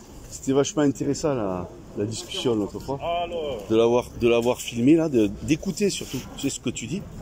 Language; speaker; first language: French; native; French